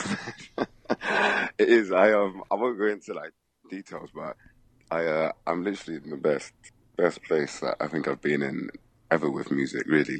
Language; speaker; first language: English; native; English